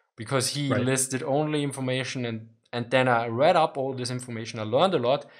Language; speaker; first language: English; non-native, fluent; German